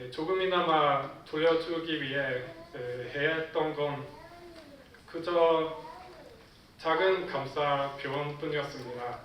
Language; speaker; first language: Korean; non-native, fluent; Swedish